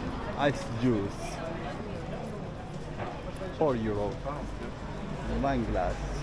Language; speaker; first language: English; non-native, learner; Persian